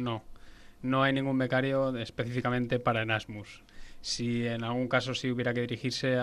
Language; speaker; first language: Spanish; native; Spanish